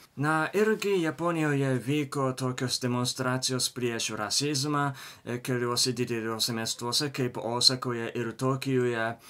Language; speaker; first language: Lithuanian; non-native, learner; Japanese